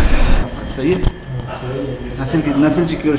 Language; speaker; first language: Turkish; non-native, fluent; Urdu